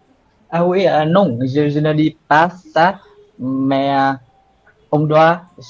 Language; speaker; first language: French; non-native, learner; Vietnamese